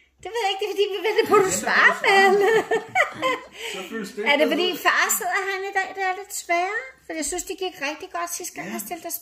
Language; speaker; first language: Danish; native; Danish